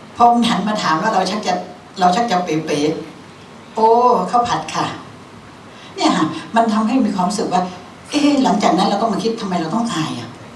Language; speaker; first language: Thai; native; Thai